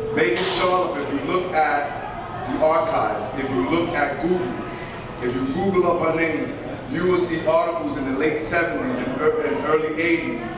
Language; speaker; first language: English; early bilingual, other home language; Spanish